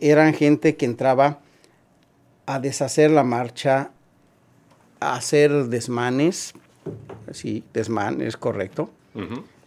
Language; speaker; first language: Spanish; native; Spanish